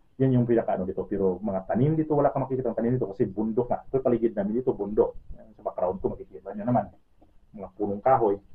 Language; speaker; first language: Filipino; native; Filipino